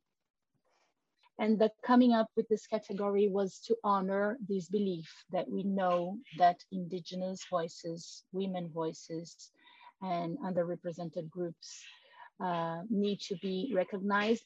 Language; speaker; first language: English; non-native, fluent; Portuguese